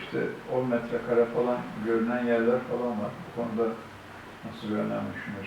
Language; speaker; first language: Turkish; native; Turkish